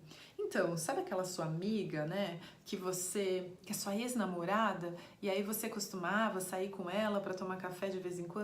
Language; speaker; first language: Portuguese; native; Portuguese